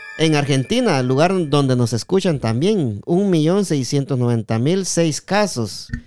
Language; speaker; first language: Spanish; native; Spanish